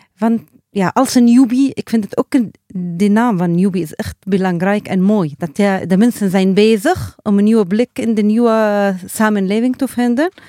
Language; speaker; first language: Dutch; non-native, learner; Arabic